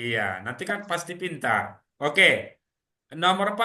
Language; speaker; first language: Indonesian; native; Indonesian